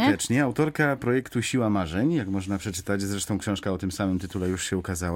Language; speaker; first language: Polish; native; Polish